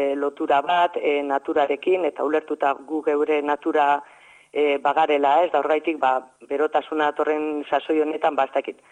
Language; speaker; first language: Basque; native; Basque